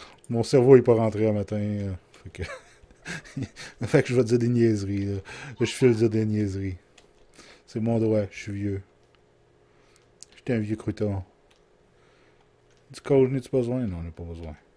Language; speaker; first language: French; native; French